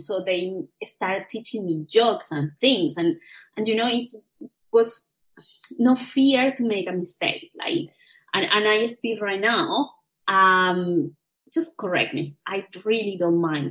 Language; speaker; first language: English; non-native, fluent; Spanish